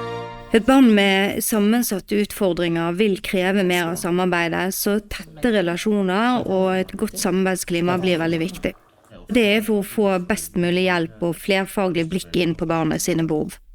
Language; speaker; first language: Norwegian; native; Norwegian